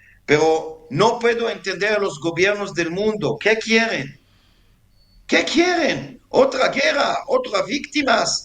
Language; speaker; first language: Spanish; non-native, fluent; Hebrew